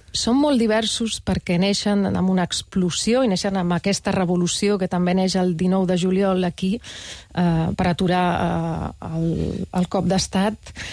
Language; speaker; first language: Catalan; non-native, local second language; Spanish